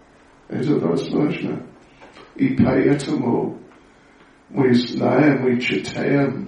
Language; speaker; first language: Russian; non-native, learner; English